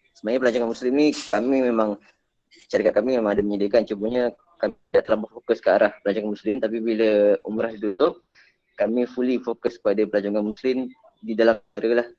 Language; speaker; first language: Malay; native; Malay